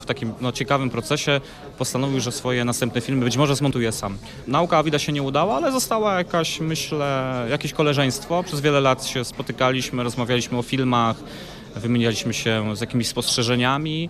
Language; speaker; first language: Polish; native; Polish